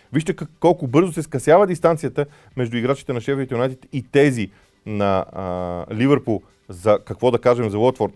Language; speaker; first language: Bulgarian; native; Bulgarian